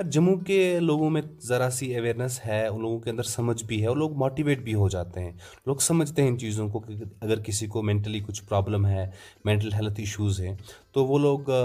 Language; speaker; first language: Urdu; non-native, local second language; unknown